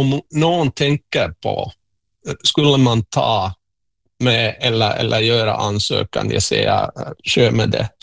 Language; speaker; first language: Swedish; non-native, local second language; Finnish